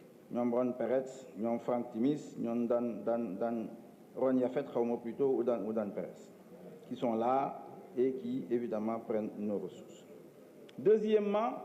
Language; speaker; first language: French; non-native, local second language; Wolof